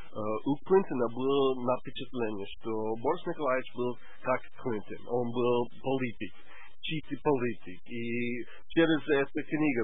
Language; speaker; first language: Russian; non-native, learner; English